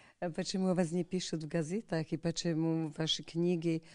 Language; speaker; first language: Russian; non-native, learner; Slovak